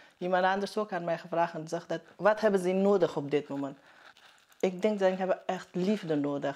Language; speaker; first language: Dutch; non-native, learner; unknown